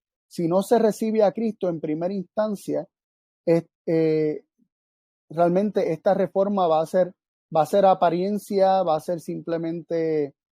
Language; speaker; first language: Spanish; native; Spanish